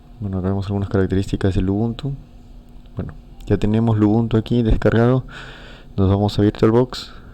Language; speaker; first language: Spanish; native; Spanish